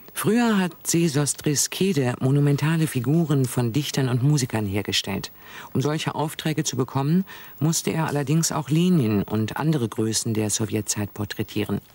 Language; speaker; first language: German; native; German